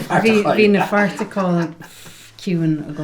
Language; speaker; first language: Irish; non-native, local second language; English